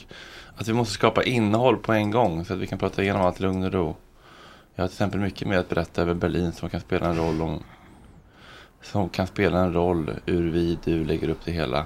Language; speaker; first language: Swedish; native; Swedish